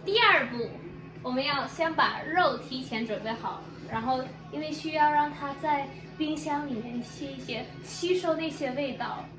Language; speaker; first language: Chinese; early bilingual, heritage; Chinese